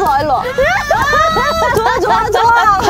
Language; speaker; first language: Korean; native; Korean